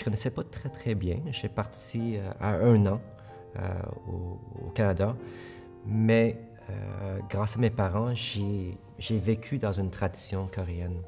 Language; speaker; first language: French; early bilingual, other home language; Korean